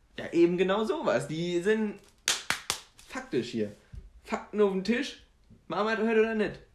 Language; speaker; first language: German; early bilingual, other home language; Polish